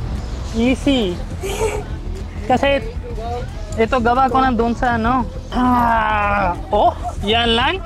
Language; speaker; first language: Filipino; non-native, learner; Punjabi